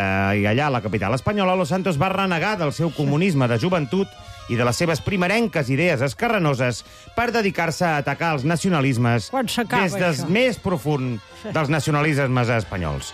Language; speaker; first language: Catalan; native; Catalan